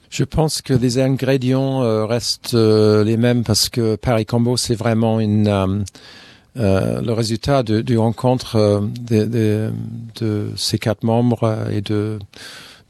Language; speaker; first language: French; non-native, fluent; English